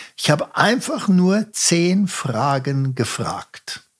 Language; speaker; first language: German; early bilingual, heritage; German